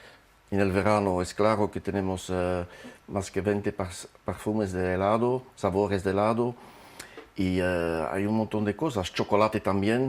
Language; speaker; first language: Spanish; non-native, fluent; French